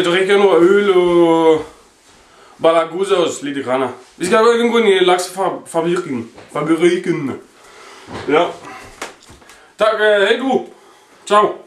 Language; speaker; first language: Norwegian; non-native, learner; Swedish